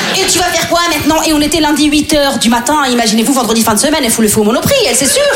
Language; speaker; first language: French; native; French